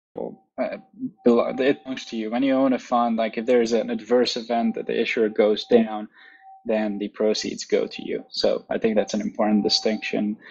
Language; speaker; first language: English; non-native, fluent; Hungarian